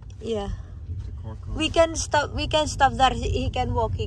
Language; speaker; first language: English; non-native, learner; Indonesian